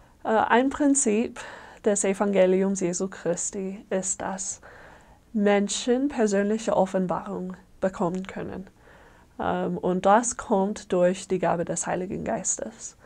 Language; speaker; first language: German; non-native, fluent; English